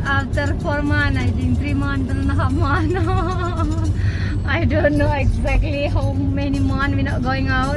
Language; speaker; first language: English; non-native, learner; Indonesian